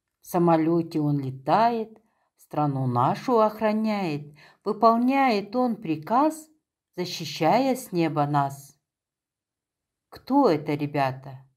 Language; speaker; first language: Russian; non-native, local second language; Kazakh